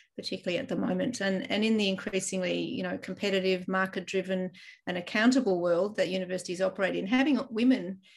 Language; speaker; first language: English; native; English